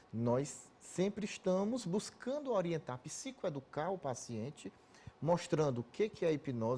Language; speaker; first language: Portuguese; native; Portuguese